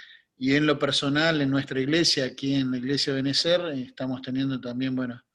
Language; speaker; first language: Spanish; native; Spanish